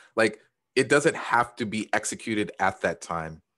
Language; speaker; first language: English; native; English